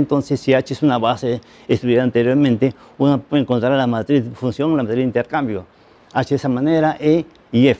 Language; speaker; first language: Spanish; native; Spanish